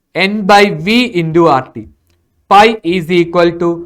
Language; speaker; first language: English; non-native, local second language; Malayalam